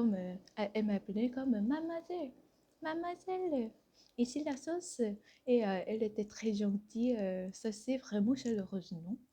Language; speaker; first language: French; non-native, fluent; Korean